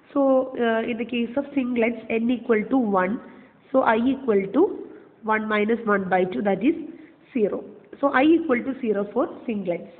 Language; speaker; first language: English; non-native, local second language; Malayalam